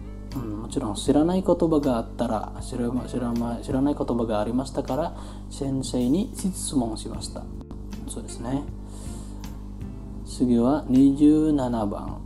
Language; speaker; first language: Japanese; non-native, fluent; Indonesian